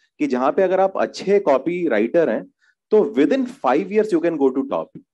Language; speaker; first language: Hindi; native; Hindi